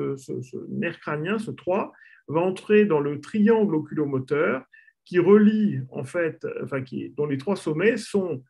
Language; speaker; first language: French; native; French